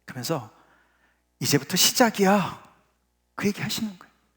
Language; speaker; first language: Korean; native; Korean